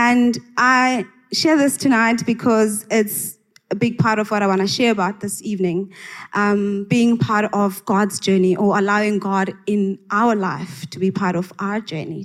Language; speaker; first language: English; non-native, local second language; Xhosa